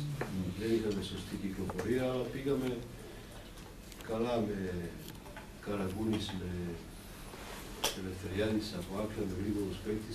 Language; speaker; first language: Greek; non-native, fluent; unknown